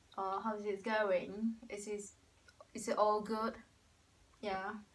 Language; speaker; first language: English; non-native, learner; Vietnamese